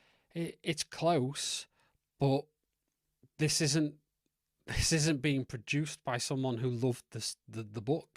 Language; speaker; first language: English; native; English